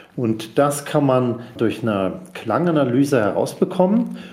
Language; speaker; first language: German; native; German